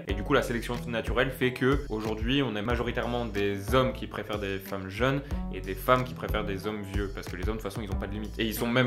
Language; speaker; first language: French; native; French